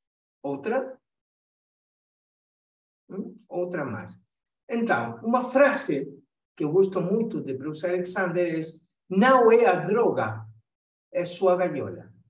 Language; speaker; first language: Portuguese; non-native, fluent; Spanish